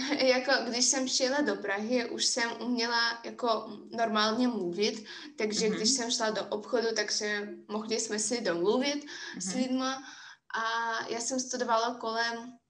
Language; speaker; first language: Czech; non-native, fluent; Russian